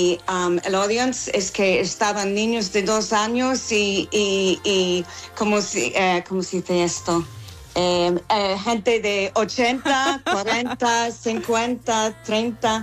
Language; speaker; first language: Spanish; non-native, fluent; English